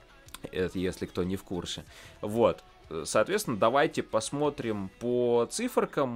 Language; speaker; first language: Russian; native; Russian